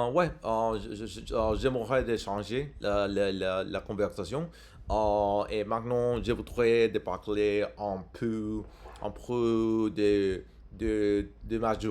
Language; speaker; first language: French; non-native, learner; English